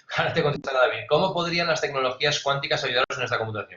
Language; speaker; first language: Spanish; non-native, local second language; Catalan